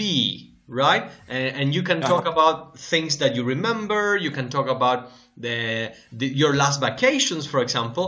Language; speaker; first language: English; non-native, fluent; Spanish